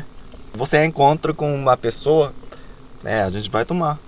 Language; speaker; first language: Portuguese; non-native, fluent; Japanese